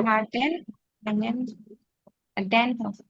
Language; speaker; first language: German; non-native, learner; Bangla